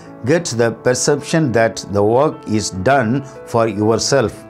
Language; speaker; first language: English; non-native, local second language; Tamil